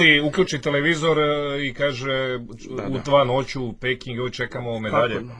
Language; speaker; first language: Serbian; native; Serbian